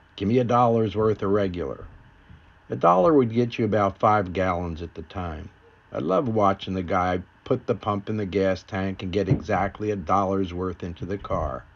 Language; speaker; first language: English; native; English